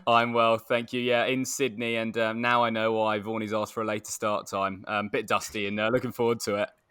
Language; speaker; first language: English; native; English